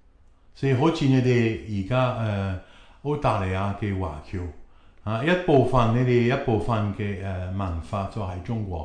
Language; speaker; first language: Chinese; non-native, fluent; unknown